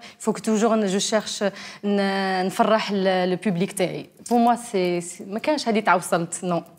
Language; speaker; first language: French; non-native, local second language; Arabic